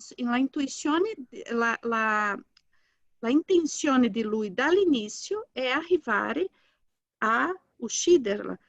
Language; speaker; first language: Italian; non-native, fluent; Portuguese